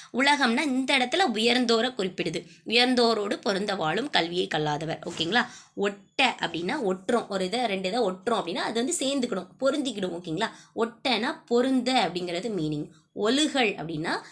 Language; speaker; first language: Tamil; native; Tamil